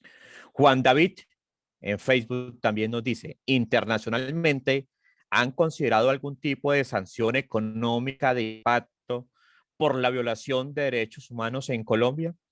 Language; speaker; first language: Spanish; native; Spanish